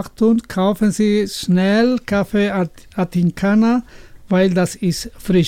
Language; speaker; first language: German; non-native, learner; Spanish